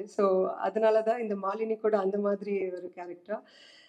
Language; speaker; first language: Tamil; non-native, learner; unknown